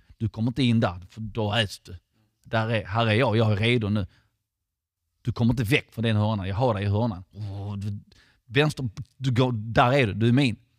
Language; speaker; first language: Swedish; non-native, fluent; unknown